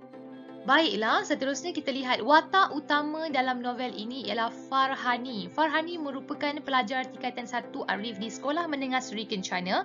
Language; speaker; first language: Malay; native; Malay